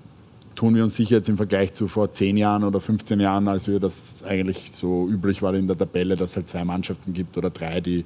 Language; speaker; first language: German; native; German